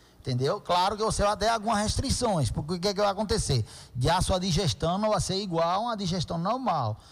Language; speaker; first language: Portuguese; non-native, fluent; Spanish